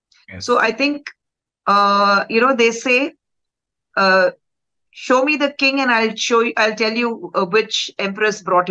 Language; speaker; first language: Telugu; non-native, fluent; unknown